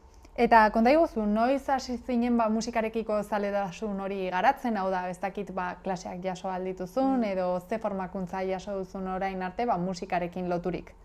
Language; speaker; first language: Basque; native; Basque